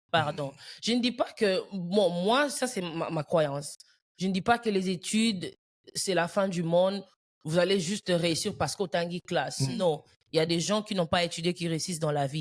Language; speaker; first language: French; early bilingual, heritage; French